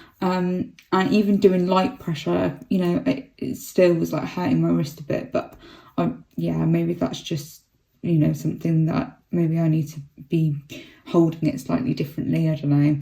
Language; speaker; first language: English; native; English